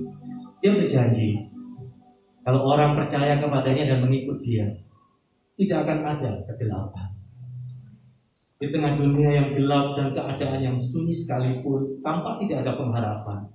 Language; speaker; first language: Indonesian; native; Indonesian